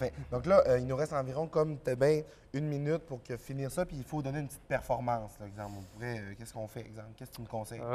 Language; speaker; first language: French; native; French